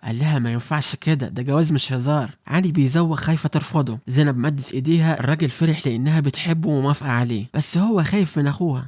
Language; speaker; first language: Arabic; native; Arabic